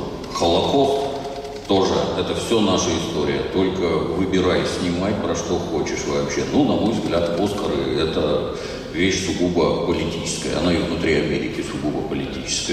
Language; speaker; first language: Russian; native; Russian